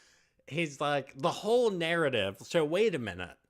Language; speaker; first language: English; native; English